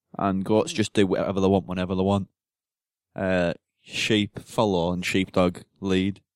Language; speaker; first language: English; native; English